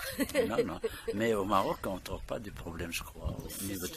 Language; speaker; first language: French; non-native, local second language; Arabic